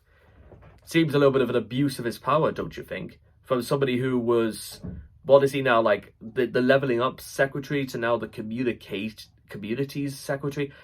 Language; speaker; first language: English; native; English